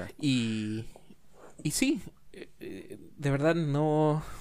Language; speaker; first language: Spanish; non-native, learner; English